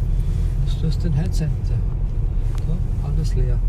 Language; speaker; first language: German; native; German